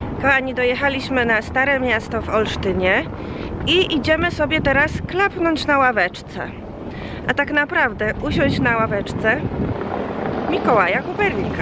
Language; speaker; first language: Polish; native; Polish